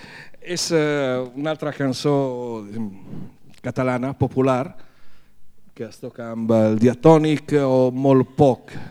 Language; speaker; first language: Catalan; non-native, fluent; Italian